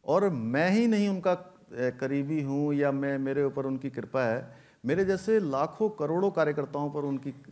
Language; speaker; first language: Hindi; native; Hindi